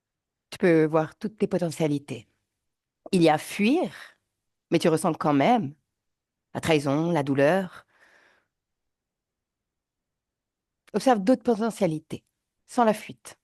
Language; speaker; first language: French; native; French